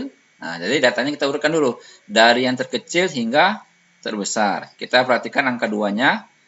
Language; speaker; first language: Indonesian; native; Indonesian